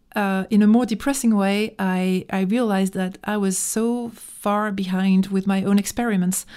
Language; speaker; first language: English; non-native, fluent; French